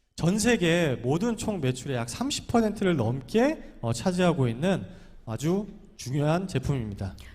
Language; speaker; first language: Korean; native; Korean